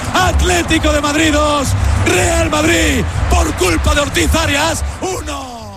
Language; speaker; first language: Spanish; native; Spanish